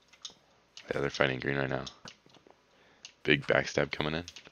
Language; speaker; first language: English; native; English